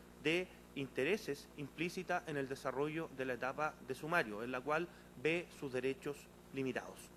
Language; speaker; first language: Spanish; native; Spanish